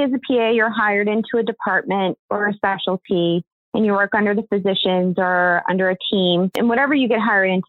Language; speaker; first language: English; native; English